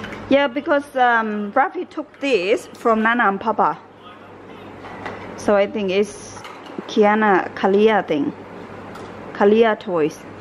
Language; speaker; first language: English; non-native, fluent; Vietnamese